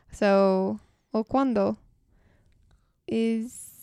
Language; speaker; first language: Spanish; non-native, learner; English